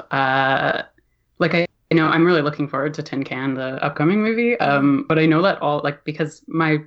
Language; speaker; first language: English; native; English